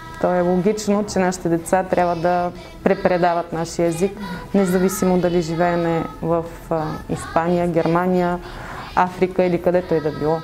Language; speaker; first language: Bulgarian; early bilingual, heritage; Bulgarian